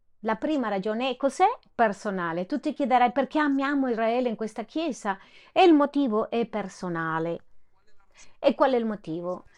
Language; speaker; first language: Italian; non-native, fluent; Spanish